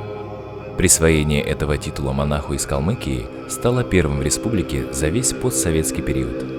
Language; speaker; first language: Russian; native; Russian